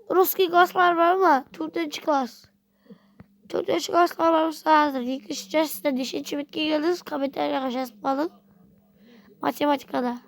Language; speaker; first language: Uzbek; non-native, local second language; Kara-Kalpak